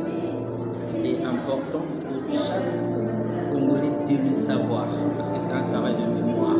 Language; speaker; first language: French; non-native, local second language; Lingala